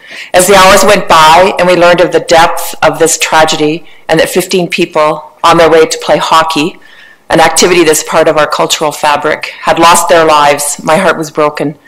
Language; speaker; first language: English; native; English